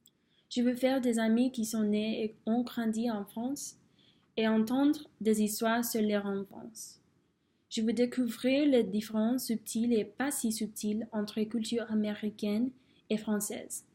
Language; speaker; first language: French; non-native, fluent; English